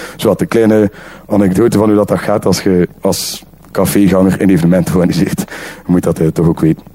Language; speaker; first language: Dutch; native; Dutch